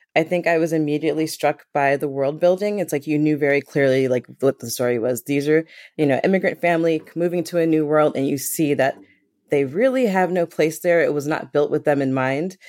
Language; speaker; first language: English; native; English